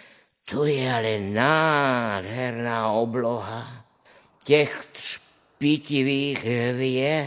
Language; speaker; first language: Czech; native; Czech